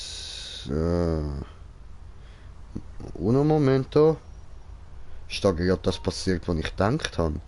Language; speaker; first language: German; native; German